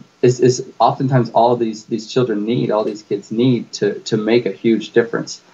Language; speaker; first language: English; native; English